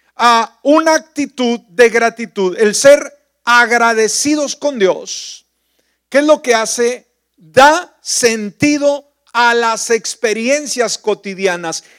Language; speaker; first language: Spanish; native; Spanish